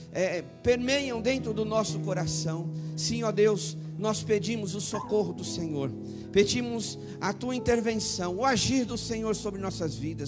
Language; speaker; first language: Portuguese; native; Portuguese